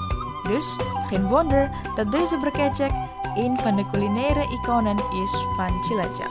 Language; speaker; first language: Dutch; non-native, fluent; Indonesian